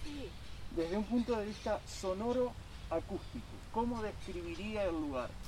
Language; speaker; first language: Spanish; native; Spanish